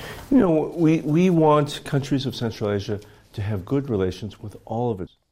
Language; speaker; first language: English; native; English